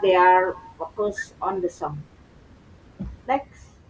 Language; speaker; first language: English; non-native, learner; Indonesian